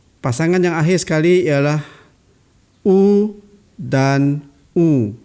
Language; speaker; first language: Malay; non-native, local second language; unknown